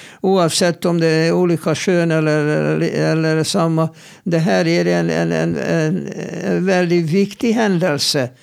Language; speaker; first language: Swedish; non-native, fluent; Hebrew